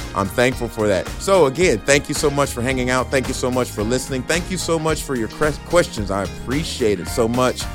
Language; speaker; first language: English; native; English